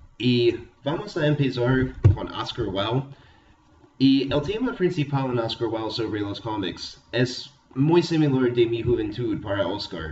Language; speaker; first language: Spanish; non-native, fluent; English